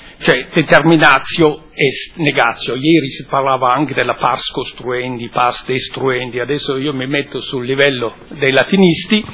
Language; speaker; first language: Italian; non-native, fluent; German